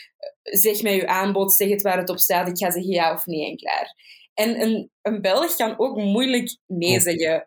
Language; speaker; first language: Dutch; native; Dutch